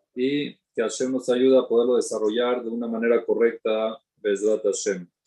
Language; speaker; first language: Spanish; native; Spanish